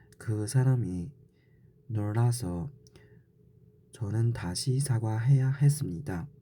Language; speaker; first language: Korean; non-native, learner; Chinese